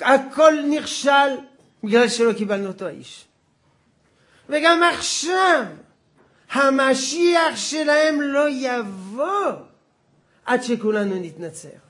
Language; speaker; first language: Hebrew; non-native, fluent; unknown